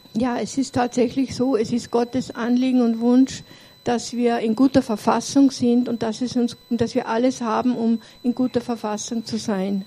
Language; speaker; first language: German; native; German